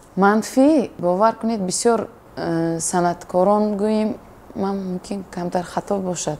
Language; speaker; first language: Tajik; non-native, local second language; Uzbek